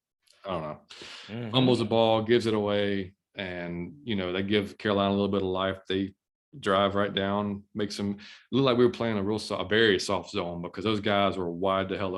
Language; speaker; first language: English; native; English